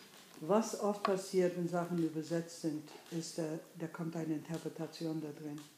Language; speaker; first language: German; non-native, fluent; English